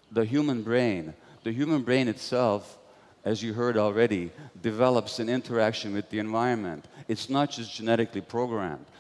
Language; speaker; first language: English; non-native, fluent; Hungarian